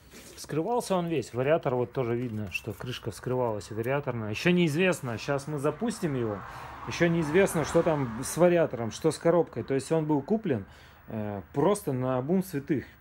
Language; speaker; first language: Russian; native; Russian